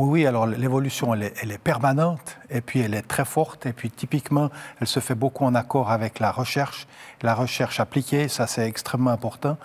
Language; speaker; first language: French; native; French